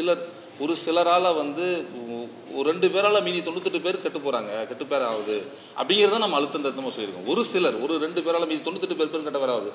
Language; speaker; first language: Tamil; native; Tamil